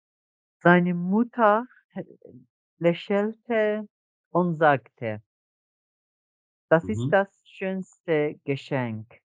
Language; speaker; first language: German; non-native, learner; Kurdish